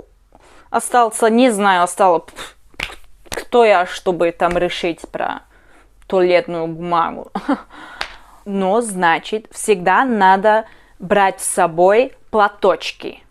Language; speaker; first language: Russian; non-native, learner; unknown